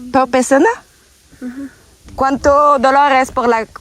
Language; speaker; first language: Spanish; non-native, learner; French